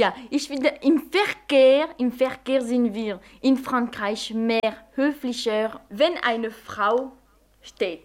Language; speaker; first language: German; non-native, fluent; French